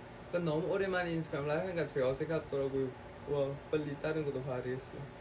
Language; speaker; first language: Korean; non-native, fluent; Thai